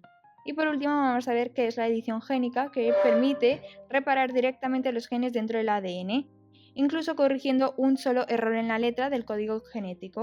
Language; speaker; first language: Spanish; native; Spanish